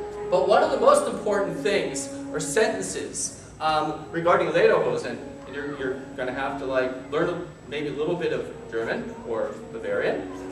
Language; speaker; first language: English; native; English